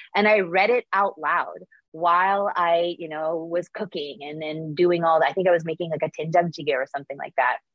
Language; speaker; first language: English; early bilingual, other home language; Korean